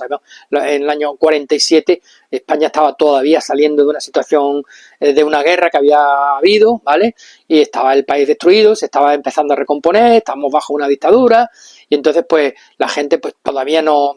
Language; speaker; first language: Spanish; native; Spanish